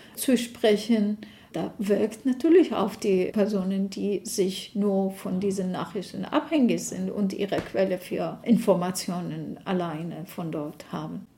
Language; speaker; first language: German; non-native, fluent; Arabic